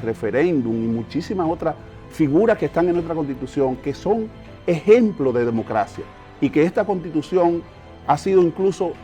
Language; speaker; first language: Spanish; native; Spanish